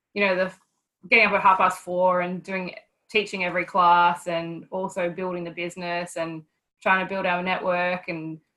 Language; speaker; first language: English; native; English